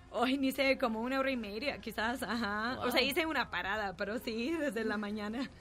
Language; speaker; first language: Spanish; non-native, fluent; English